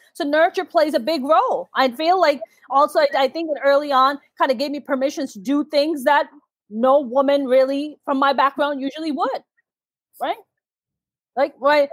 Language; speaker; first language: English; early bilingual, other home language; Urdu